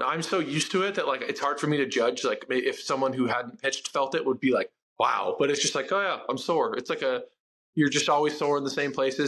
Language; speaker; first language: English; native; English